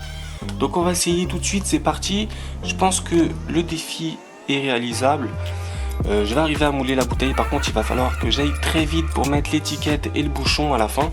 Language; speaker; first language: French; native; French